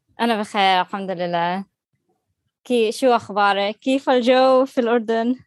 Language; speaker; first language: Arabic; non-native, learner; English